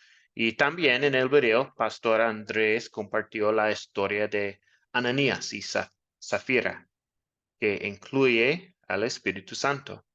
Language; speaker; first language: Spanish; non-native, fluent; English